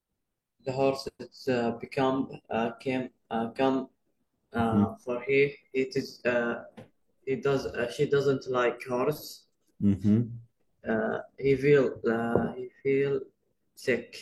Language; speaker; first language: English; non-native, learner; Arabic